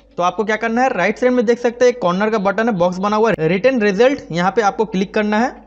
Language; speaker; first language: Hindi; non-native, local second language; Bangla